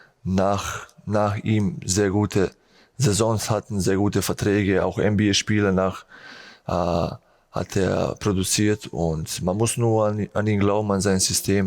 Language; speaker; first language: German; non-native, fluent; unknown